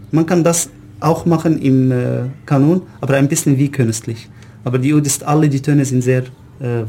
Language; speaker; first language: German; non-native, learner; Arabic